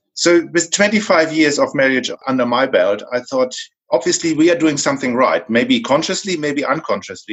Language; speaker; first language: English; non-native, fluent; German